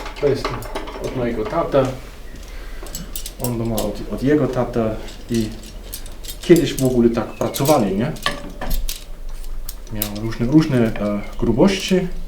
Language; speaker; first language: Polish; non-native, fluent; German